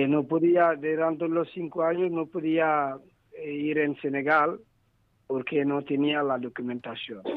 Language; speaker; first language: Spanish; non-native, learner; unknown